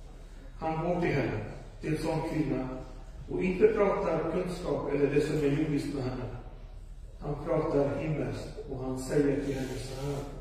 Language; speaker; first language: Swedish; non-native, fluent; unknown